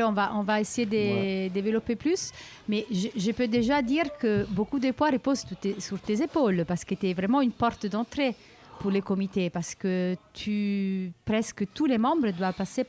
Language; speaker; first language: French; native; French